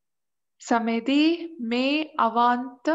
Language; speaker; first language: French; non-native, learner; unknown